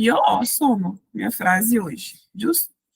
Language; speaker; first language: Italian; non-native, fluent; Portuguese